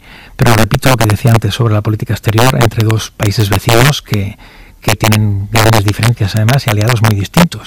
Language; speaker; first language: Spanish; native; Spanish